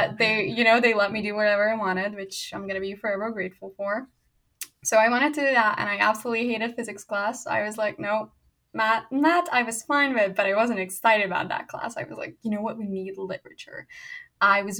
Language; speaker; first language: English; non-native, fluent; Hungarian